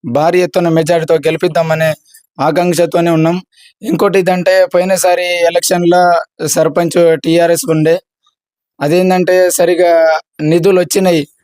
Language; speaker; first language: Telugu; non-native, local second language; Lambadi